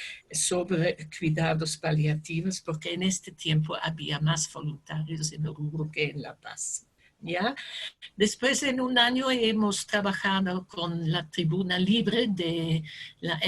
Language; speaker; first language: Spanish; non-native, fluent; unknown